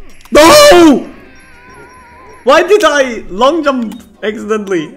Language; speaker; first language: English; non-native, fluent; German